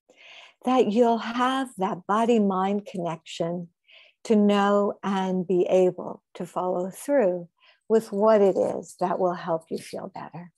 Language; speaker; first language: English; native; English